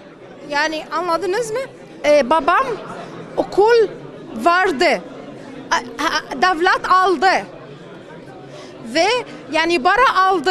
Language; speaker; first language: Turkish; non-native, learner; Arabic